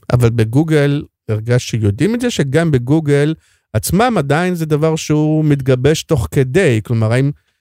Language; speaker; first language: Hebrew; native; Hebrew